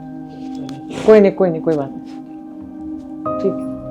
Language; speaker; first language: Hindi; native; Hindi